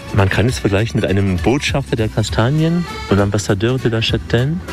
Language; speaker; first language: German; native; German